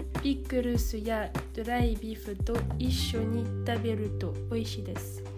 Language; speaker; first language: Japanese; non-native, learner; French